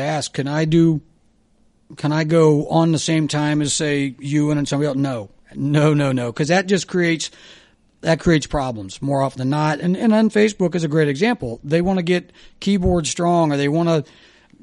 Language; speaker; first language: English; native; English